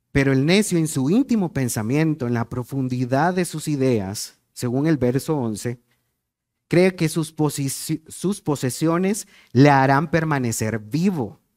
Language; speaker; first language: Spanish; native; Spanish